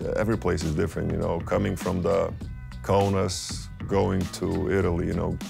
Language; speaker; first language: English; non-native, fluent; Lithuanian